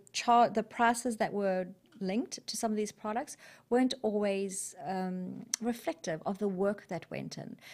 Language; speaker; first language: English; native; English